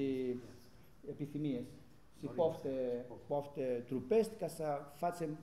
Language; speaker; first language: Romanian; non-native, learner; Greek